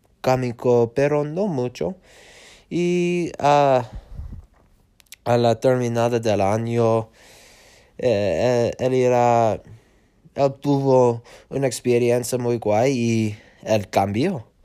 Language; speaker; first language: Spanish; non-native, learner; English